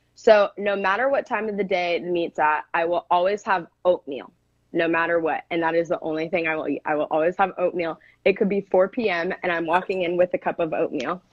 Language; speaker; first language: English; native; English